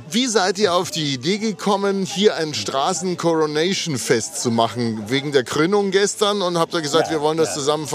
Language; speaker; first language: German; native; German